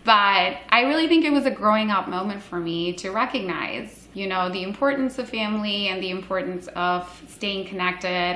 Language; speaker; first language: English; non-native, local second language; Hindi